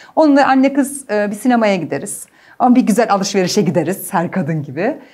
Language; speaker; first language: Turkish; early bilingual, heritage; Turkish